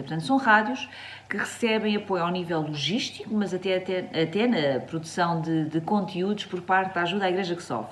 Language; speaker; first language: Portuguese; native; Portuguese